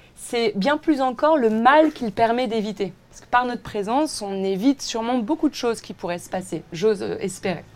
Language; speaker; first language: French; native; French